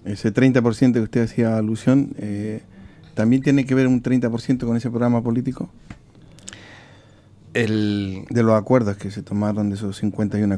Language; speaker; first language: Spanish; native; Spanish